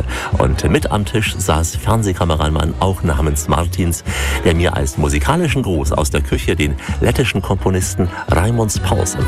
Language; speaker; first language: German; native; German